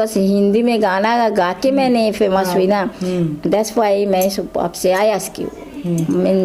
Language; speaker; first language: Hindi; non-native, local second language; Bangla